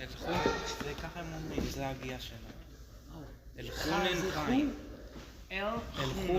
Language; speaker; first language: Hebrew; non-native, fluent; English